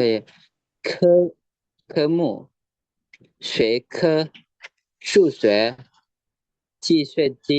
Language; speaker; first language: Chinese; non-native, learner; Lao